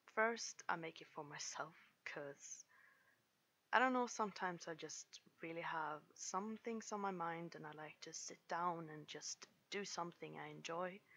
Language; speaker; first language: English; non-native, fluent; Swedish